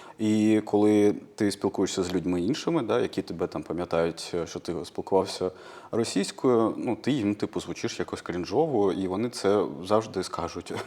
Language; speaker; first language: Ukrainian; non-native, local second language; Russian